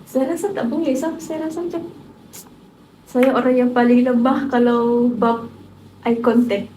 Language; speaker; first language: Malay; native; Malay